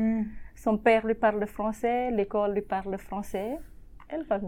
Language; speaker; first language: French; non-native, local second language; Malagasy